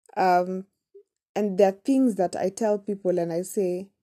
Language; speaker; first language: English; non-native, local second language; Kamba